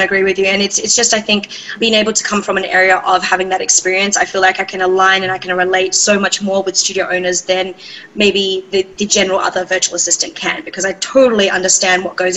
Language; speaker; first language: English; native; English